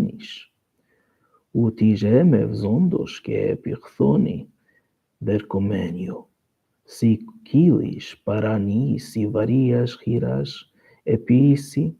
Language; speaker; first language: Greek; non-native, learner; Portuguese